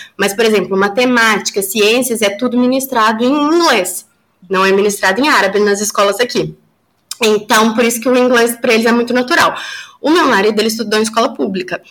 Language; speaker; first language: Portuguese; native; Portuguese